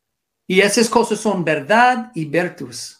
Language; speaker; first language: Spanish; non-native, learner; English